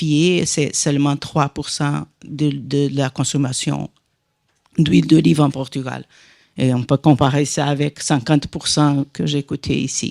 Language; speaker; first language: French; non-native, fluent; Portuguese